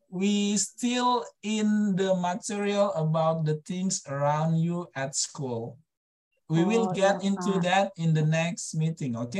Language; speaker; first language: English; non-native, fluent; Indonesian